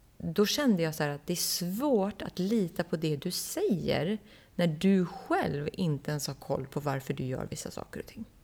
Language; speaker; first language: Swedish; early bilingual, other home language; Persian